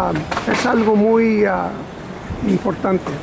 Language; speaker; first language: Spanish; early bilingual, other home language; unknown